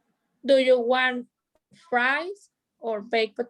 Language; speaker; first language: English; non-native, learner; Spanish